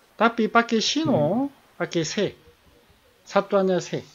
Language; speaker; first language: Indonesian; non-native, fluent; Korean